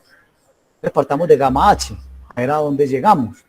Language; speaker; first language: Spanish; native; Spanish